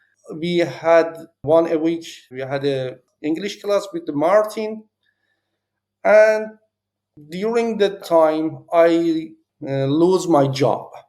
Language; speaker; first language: English; non-native, learner; Persian